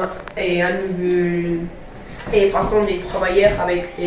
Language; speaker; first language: French; non-native, learner; Spanish